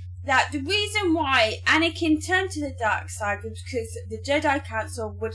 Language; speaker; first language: English; native; English